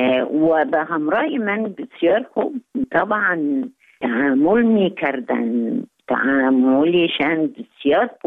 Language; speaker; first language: Persian; non-native, learner; Arabic